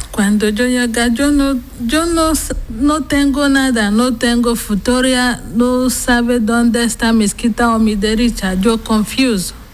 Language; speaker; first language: Spanish; non-native, learner; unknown